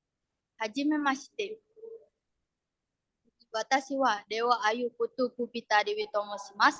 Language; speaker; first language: Japanese; non-native, learner; Indonesian